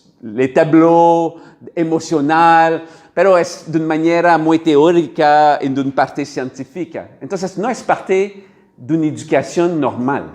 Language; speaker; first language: Spanish; non-native, learner; French